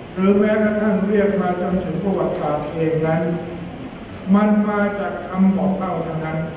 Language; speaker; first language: Thai; native; Thai